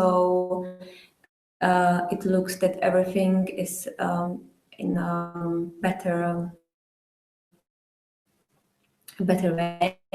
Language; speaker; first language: English; non-native, fluent; Czech